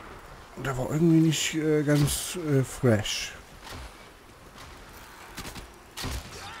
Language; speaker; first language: German; native; German